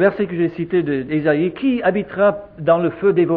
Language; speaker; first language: French; native; French